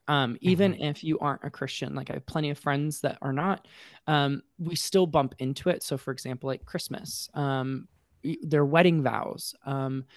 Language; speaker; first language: English; native; English